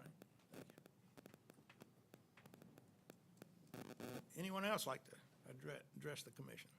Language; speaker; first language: English; native; English